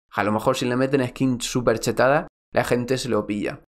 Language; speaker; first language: Spanish; native; Spanish